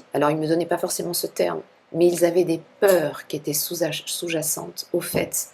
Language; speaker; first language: French; native; French